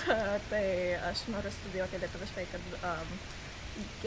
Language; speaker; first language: Lithuanian; early bilingual, heritage; English